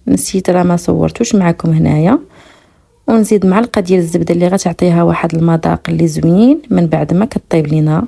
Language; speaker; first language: Arabic; native; Arabic